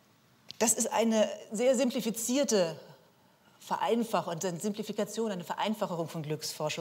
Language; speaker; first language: German; native; German